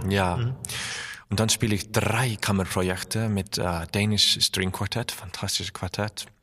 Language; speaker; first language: German; non-native, learner; Icelandic